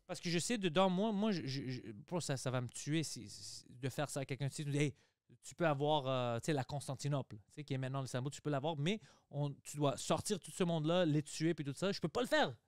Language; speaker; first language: French; early bilingual, other home language; Greek